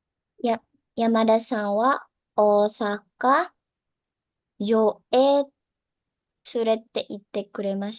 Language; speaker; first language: Japanese; non-native, learner; Indonesian